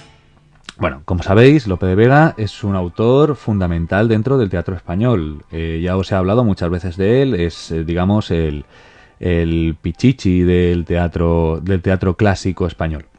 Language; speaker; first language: Spanish; native; Spanish